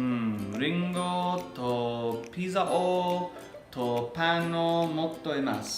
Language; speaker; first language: Japanese; non-native, learner; English